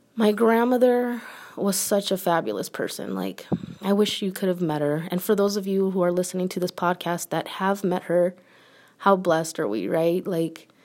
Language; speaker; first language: English; native; English